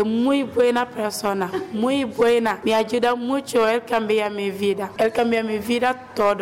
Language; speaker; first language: Spanish; non-native, learner; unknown